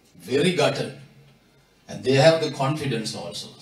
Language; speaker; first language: English; non-native, local second language; Sinhala